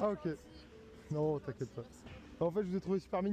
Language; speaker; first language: French; native; French